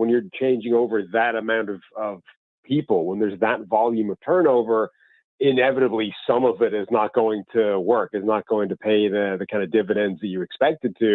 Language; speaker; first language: English; native; English